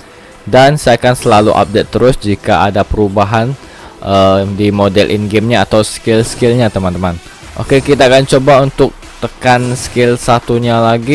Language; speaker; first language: Indonesian; native; Indonesian